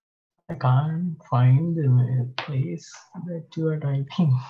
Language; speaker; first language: English; non-native, learner; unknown